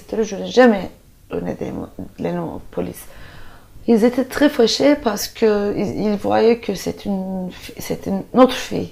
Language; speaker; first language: French; non-native, fluent; Turkish